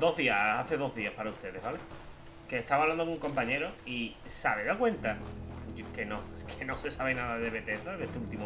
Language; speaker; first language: Spanish; native; Spanish